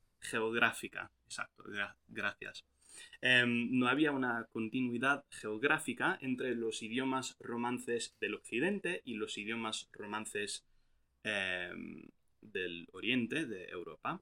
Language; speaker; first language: Spanish; non-native, fluent; English